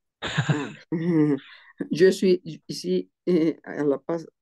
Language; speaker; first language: French; non-native, learner; Spanish